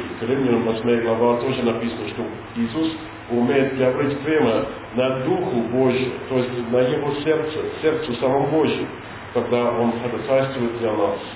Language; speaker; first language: Russian; non-native, learner; English